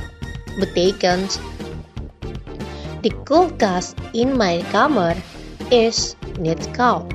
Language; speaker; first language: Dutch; non-native, fluent; Indonesian